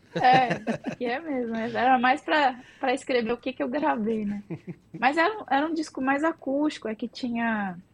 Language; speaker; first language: Portuguese; native; Portuguese